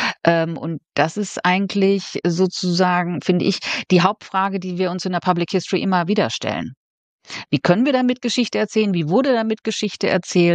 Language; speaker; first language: German; native; German